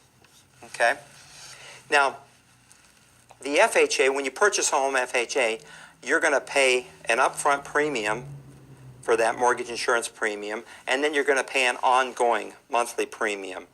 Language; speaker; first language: English; native; English